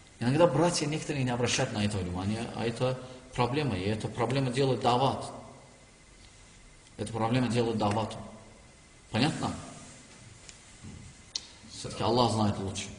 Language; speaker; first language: Russian; non-native, learner; Turkish